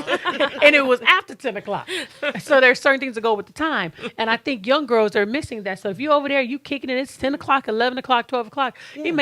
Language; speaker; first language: English; native; English